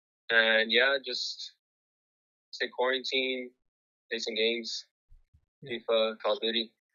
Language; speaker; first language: English; early bilingual, other home language; Spanish